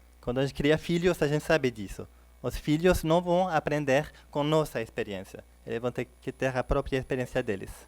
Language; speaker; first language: Portuguese; non-native, fluent; French